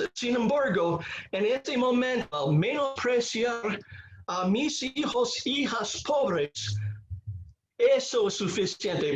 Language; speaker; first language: Spanish; non-native, fluent; English